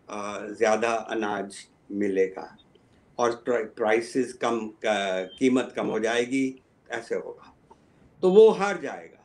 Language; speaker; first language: Hindi; early bilingual, other home language; Punjabi